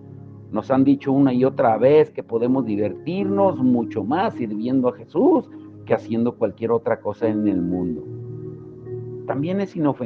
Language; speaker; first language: Spanish; native; Spanish